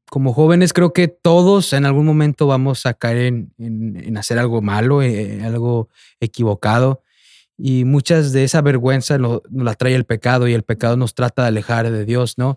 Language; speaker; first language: Spanish; native; Spanish